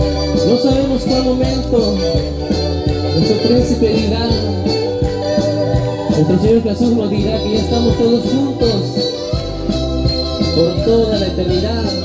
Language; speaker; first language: Spanish; native; Spanish